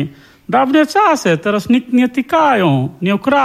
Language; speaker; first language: Polish; non-native, learner; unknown